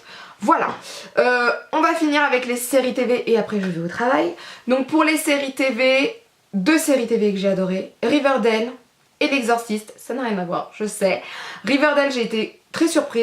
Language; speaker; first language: French; native; French